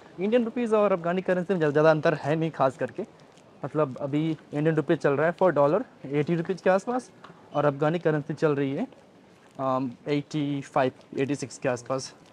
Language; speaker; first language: Hindi; native; Hindi